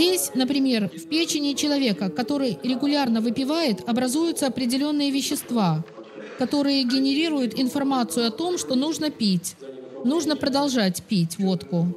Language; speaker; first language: Russian; native; Russian